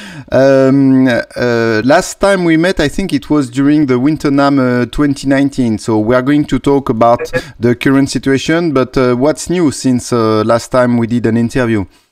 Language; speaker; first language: English; non-native, fluent; French